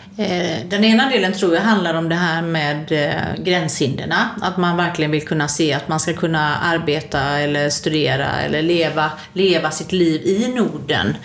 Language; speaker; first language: Swedish; native; Swedish